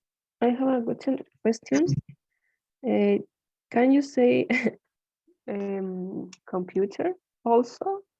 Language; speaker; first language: English; non-native, learner; Spanish